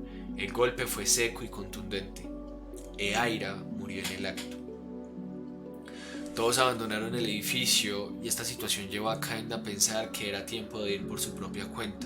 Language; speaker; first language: Spanish; native; Spanish